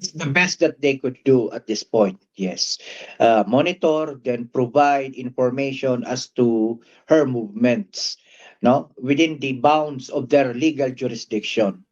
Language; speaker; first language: English; non-native, local second language; Filipino